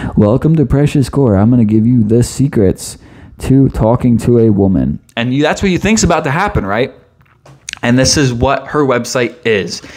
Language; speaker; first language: English; native; English